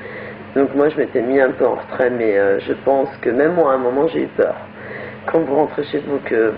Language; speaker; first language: French; native; French